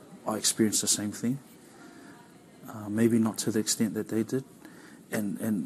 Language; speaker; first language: English; native; English